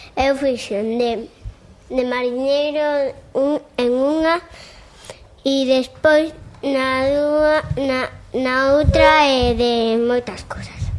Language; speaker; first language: Galician; non-native, local second language; Spanish